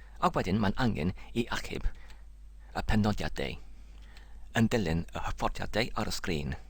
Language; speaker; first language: Welsh; non-native, learner; English